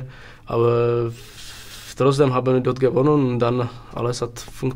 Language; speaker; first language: German; non-native, learner; Czech